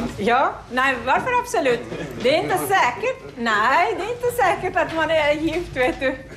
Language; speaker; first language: Swedish; non-native, fluent; Arabic